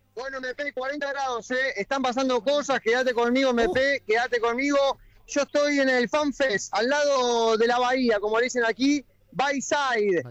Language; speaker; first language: Spanish; native; Spanish